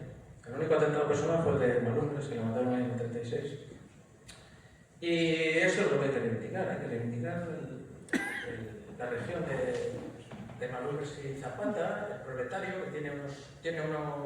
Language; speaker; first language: Spanish; native; Spanish